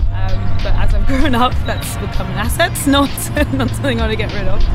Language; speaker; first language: English; native; English